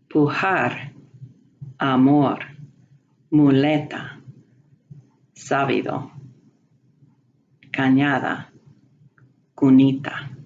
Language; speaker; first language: Spanish; non-native, fluent; English